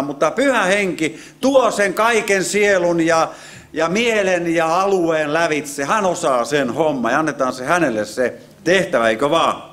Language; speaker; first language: Finnish; native; Finnish